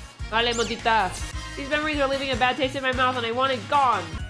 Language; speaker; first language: English; early bilingual, other home language; Spanish